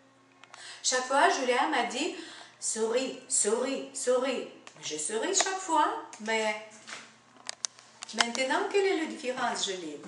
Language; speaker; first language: French; non-native, learner; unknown